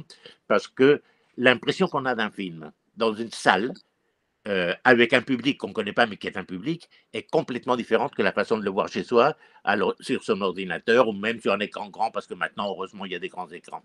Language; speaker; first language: French; non-native, fluent; Spanish